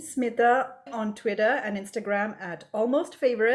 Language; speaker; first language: English; native; English